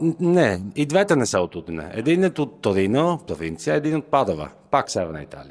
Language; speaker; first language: Bulgarian; non-native, fluent; Italian